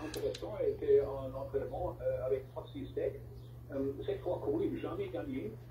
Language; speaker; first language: French; non-native, fluent; German